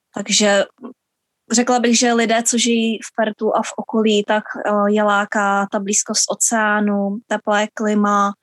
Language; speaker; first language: Czech; native; Czech